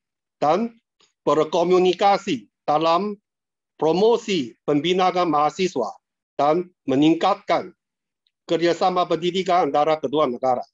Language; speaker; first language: Indonesian; non-native, fluent; Chinese